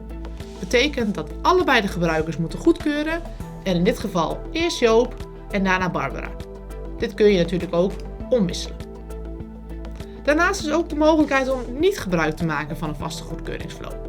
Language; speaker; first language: Dutch; native; Dutch